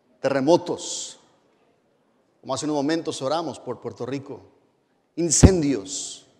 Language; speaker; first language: Spanish; native; Spanish